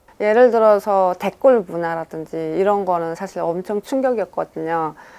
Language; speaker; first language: Korean; native; Korean